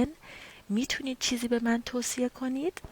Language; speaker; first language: Persian; native; Persian